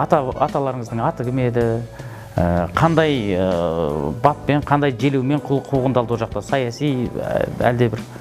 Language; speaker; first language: Kazakh; native; Kazakh